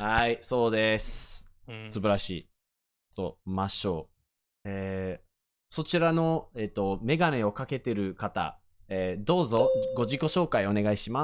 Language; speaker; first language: Japanese; non-native, fluent; English